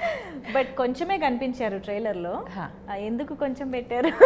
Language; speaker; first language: Telugu; native; Telugu